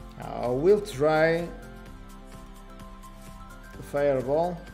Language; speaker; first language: English; non-native, learner; Portuguese